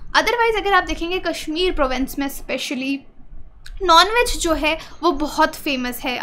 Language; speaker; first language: Hindi; native; Hindi